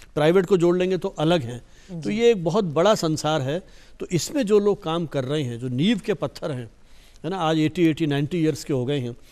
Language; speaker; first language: Hindi; native; Hindi